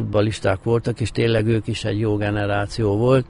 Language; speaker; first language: Hungarian; native; Hungarian